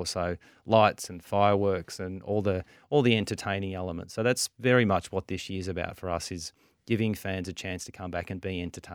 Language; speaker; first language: English; native; English